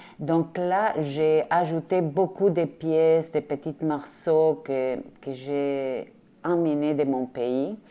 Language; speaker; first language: French; non-native, fluent; Spanish